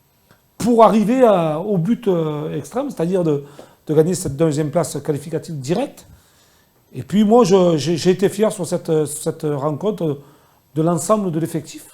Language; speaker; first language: French; native; French